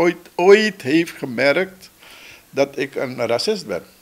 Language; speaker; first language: Dutch; non-native, local second language; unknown